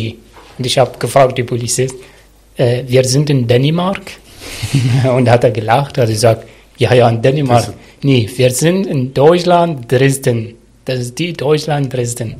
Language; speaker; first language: German; non-native, learner; Arabic